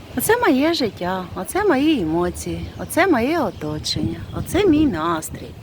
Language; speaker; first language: Ukrainian; native; Ukrainian